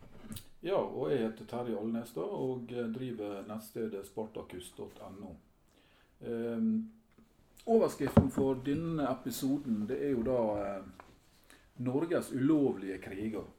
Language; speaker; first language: Norwegian; native; Norwegian